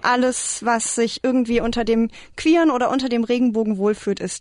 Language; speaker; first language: German; native; German